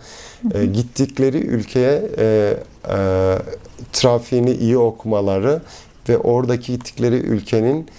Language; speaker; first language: Turkish; early bilingual, heritage; Turkish